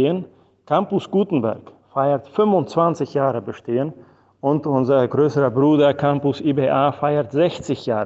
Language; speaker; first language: German; non-native, fluent; Spanish